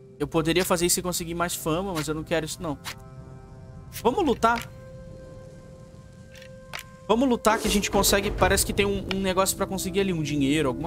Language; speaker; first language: Portuguese; native; Portuguese